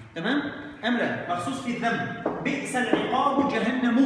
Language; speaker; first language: Arabic; native; Arabic